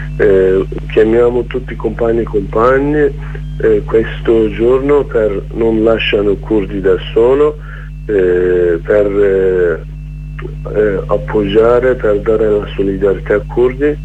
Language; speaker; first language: Italian; non-native, learner; Kurdish